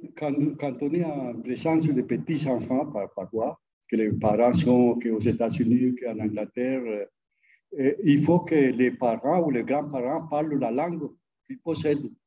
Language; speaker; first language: French; non-native, fluent; Spanish